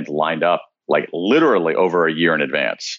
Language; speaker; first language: English; native; English